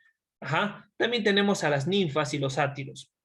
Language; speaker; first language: Spanish; native; Spanish